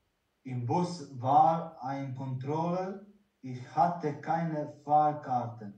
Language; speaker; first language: German; non-native, learner; Bosnian